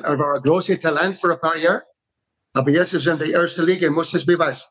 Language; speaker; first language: German; non-native, fluent; English